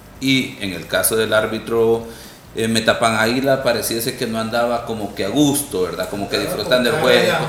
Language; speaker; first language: Spanish; native; Spanish